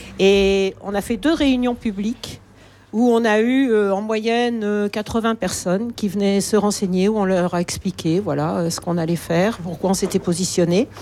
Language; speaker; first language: French; native; French